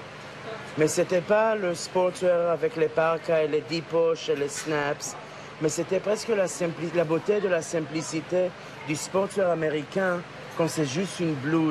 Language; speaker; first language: French; non-native, fluent; Hebrew